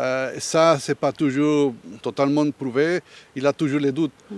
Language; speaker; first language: French; non-native, learner; Spanish